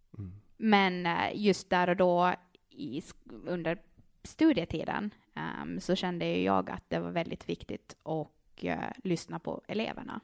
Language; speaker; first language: Swedish; native; Swedish